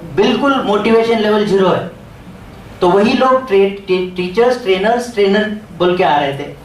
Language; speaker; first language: Hindi; non-native, local second language; Marathi